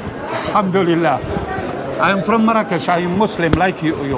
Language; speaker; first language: English; non-native, learner; Arabic